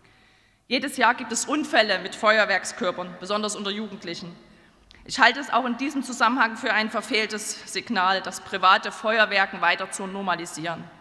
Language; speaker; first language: German; native; German